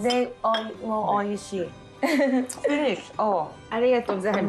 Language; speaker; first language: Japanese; non-native, learner; Cantonese